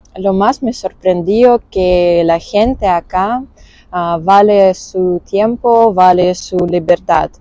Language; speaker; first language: Spanish; non-native, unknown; Russian